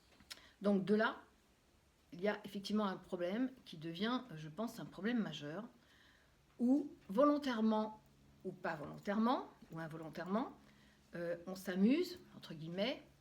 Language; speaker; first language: French; native; French